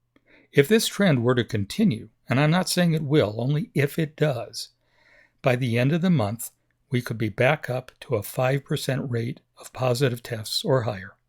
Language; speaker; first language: English; native; English